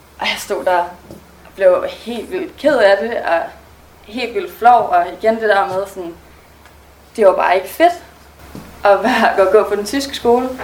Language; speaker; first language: Danish; non-native, local second language; German